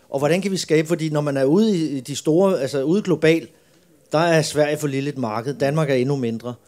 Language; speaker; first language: Swedish; non-native, learner; Danish